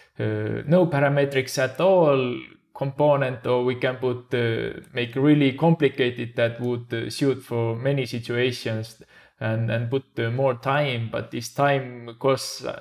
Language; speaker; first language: English; non-native, fluent; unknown